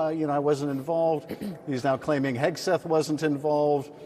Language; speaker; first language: English; native; English